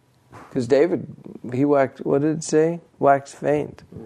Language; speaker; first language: English; native; English